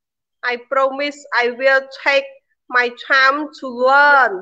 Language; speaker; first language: English; non-native, learner; Khmer